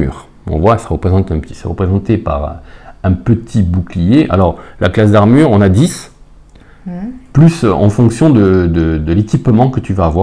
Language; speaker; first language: French; native; French